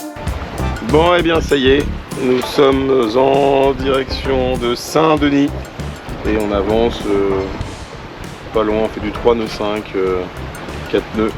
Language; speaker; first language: French; native; French